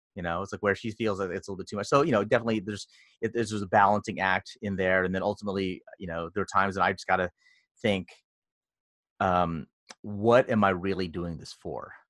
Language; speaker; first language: English; early bilingual, other home language; Filipino